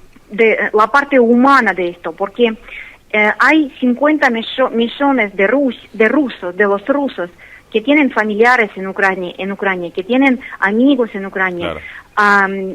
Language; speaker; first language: Spanish; non-native, fluent; Russian